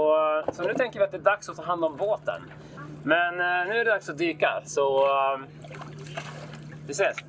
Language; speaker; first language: Swedish; native; Swedish